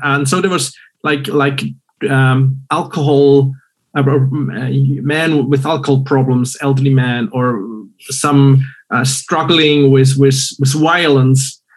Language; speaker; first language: English; non-native, fluent; German